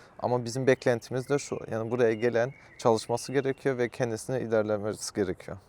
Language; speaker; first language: Turkish; early bilingual, heritage; Turkish